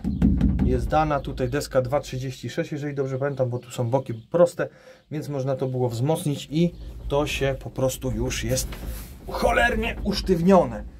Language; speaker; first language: Polish; native; Polish